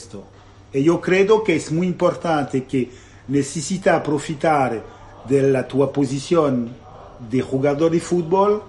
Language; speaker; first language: Italian; non-native, fluent; French